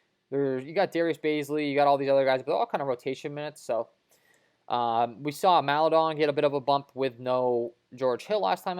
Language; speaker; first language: English; native; English